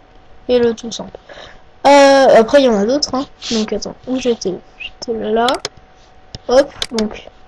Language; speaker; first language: French; native; French